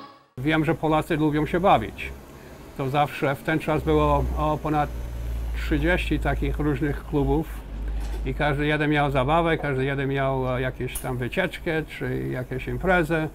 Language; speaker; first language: Polish; early bilingual, heritage; Polish